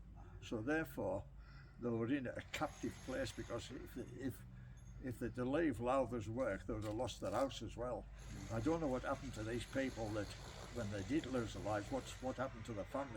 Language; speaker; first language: English; native; English